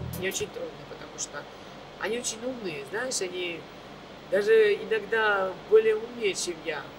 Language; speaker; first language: Russian; non-native, fluent; Georgian